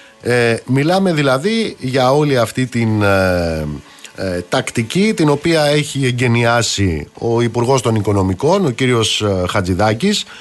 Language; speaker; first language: Greek; native; Greek